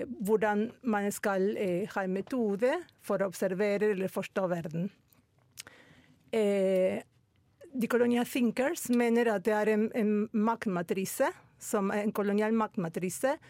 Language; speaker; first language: Norwegian; non-native, fluent; Spanish